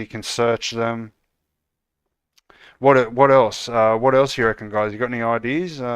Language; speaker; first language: English; native; English